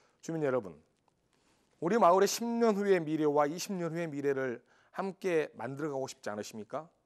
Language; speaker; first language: Korean; native; Korean